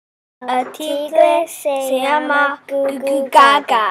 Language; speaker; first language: Spanish; non-native, learner; English